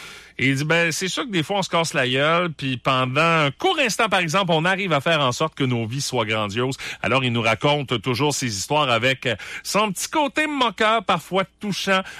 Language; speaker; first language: French; native; French